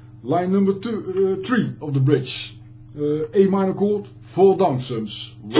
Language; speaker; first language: English; non-native, fluent; Dutch